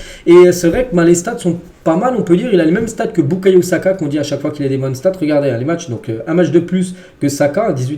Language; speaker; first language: French; native; French